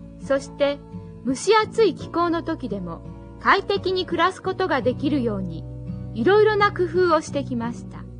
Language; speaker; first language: Japanese; native; Japanese